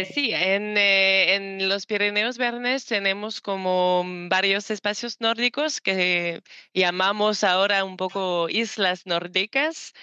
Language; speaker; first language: Spanish; non-native, learner; French